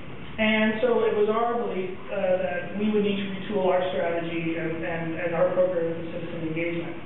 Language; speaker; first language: English; native; English